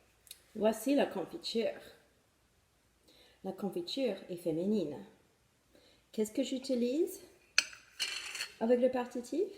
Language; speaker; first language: French; non-native, fluent; English